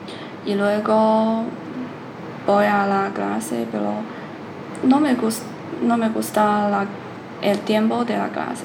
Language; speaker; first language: Spanish; non-native, learner; Chinese